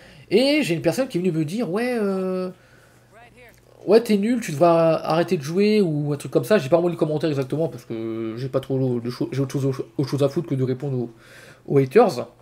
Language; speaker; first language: French; native; French